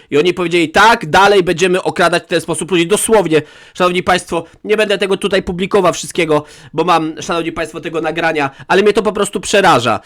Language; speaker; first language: Polish; native; Polish